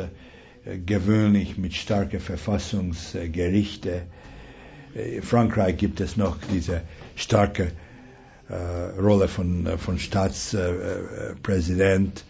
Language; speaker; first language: German; non-native, fluent; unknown